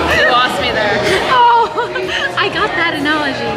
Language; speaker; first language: English; native; English